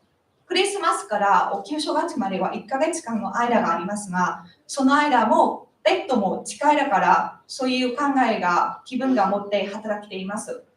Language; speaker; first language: Japanese; non-native, learner; Vietnamese